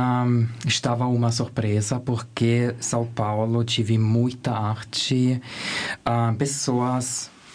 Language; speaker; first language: Portuguese; non-native, learner; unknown